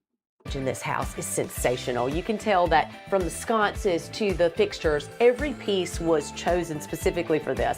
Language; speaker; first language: English; native; English